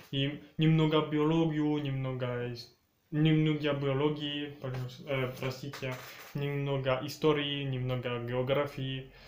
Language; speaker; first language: Russian; early bilingual, heritage; French